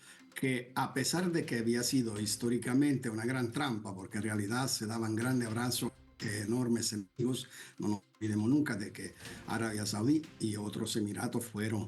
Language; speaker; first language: Spanish; non-native, fluent; Italian